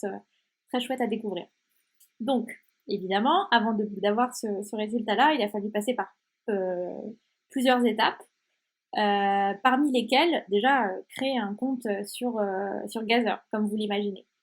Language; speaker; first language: French; native; French